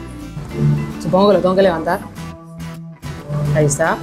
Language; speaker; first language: Spanish; native; Spanish